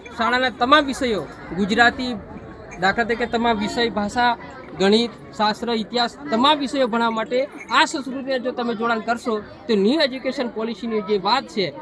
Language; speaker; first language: Gujarati; non-native, local second language; Rathawi